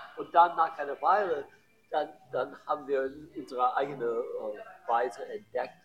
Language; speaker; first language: German; non-native, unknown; English